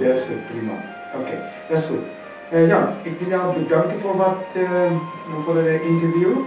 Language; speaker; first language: Dutch; non-native, fluent; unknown